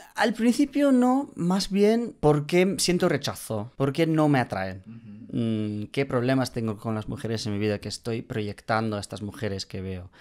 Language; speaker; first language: Spanish; non-native, fluent; English